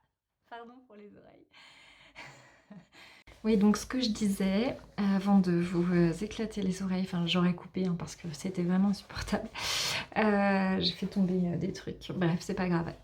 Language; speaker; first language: French; native; French